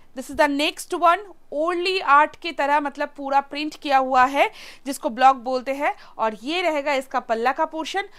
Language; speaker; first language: Hindi; non-native, local second language; Bangla